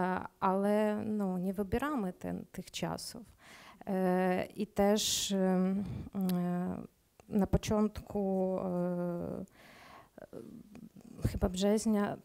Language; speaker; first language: Polish; non-native, learner; Ukrainian